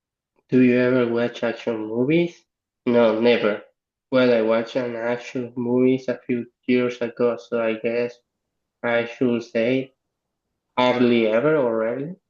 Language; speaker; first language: English; non-native, learner; Spanish